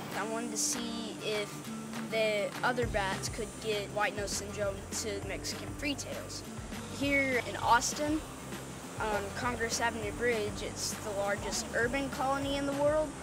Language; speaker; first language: English; native; English